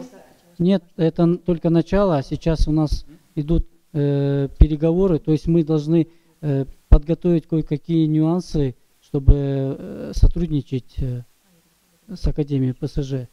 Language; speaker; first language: Russian; non-native, local second language; Kyrgyz